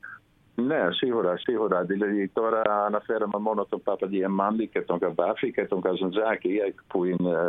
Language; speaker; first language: Greek; non-native, fluent; Dutch